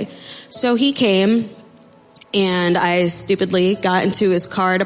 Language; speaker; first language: English; native; English